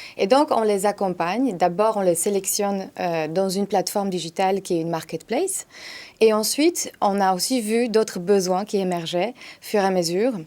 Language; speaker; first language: French; non-native, fluent; Polish